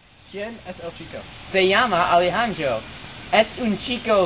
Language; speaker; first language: Spanish; non-native, learner; English